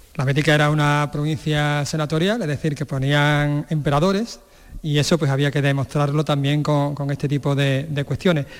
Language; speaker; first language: Spanish; native; Spanish